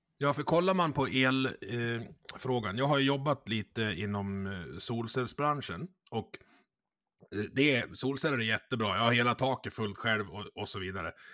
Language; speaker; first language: Swedish; native; Swedish